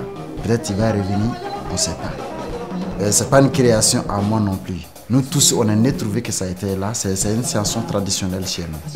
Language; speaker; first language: French; non-native, local second language; Bambara